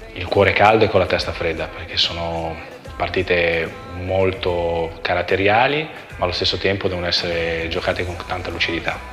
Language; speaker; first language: Italian; native; Italian